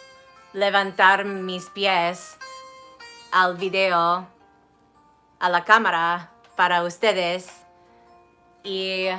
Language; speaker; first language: Spanish; non-native, learner; English